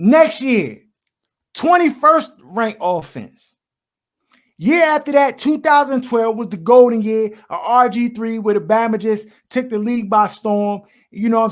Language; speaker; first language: English; native; English